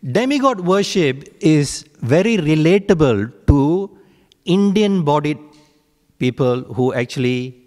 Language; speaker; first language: English; non-native, local second language; Tamil